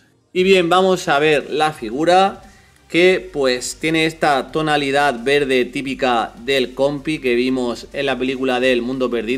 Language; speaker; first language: Spanish; native; Spanish